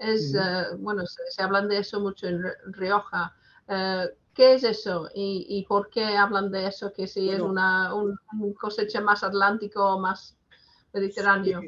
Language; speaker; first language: Spanish; non-native, fluent; English